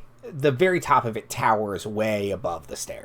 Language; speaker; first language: English; native; English